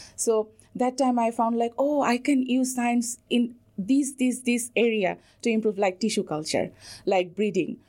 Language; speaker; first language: English; non-native, local second language; Bangla